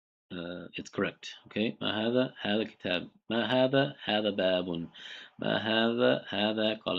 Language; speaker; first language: Arabic; non-native, fluent; English